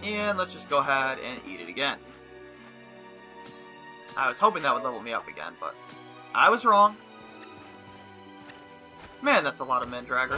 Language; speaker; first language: English; native; English